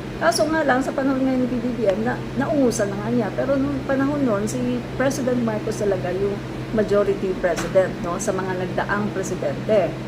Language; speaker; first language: Filipino; non-native, local second language; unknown